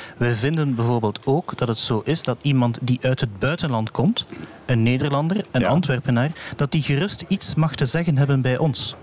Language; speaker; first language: Dutch; native; Dutch